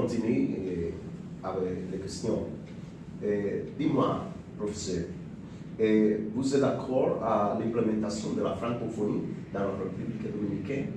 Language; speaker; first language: French; non-native, learner; Spanish